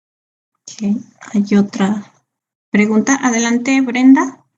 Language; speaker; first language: Spanish; native; Spanish